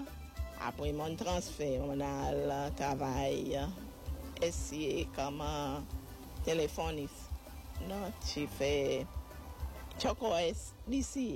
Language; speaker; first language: French; non-native, local second language; Seselwa Creole French